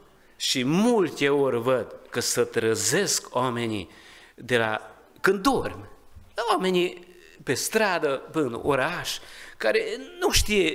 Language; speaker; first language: Romanian; non-native, learner; Hungarian